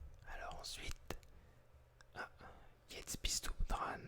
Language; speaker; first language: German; non-native, learner; French